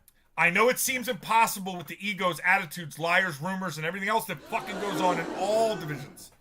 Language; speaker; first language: English; native; English